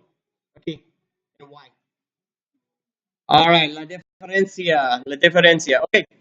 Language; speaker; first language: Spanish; non-native, learner; English